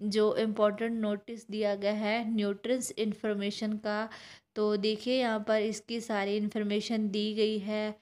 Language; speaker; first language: Hindi; non-native, local second language; Punjabi